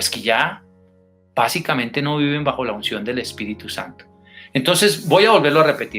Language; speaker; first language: Spanish; native; Spanish